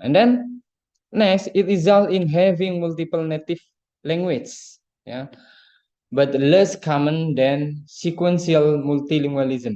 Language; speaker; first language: English; non-native, fluent; Indonesian